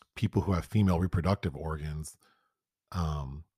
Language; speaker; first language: English; native; English